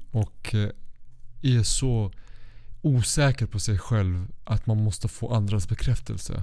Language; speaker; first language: Swedish; early bilingual, other home language; Kurdish